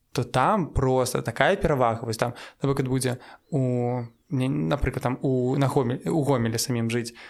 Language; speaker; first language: Belarusian; non-native, local second language; Russian